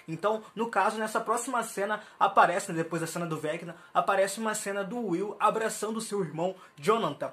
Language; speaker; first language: Portuguese; native; Portuguese